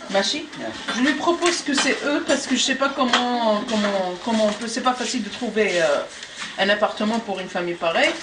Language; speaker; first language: French; non-native, local second language; Arabic